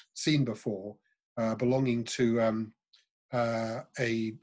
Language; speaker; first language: English; native; English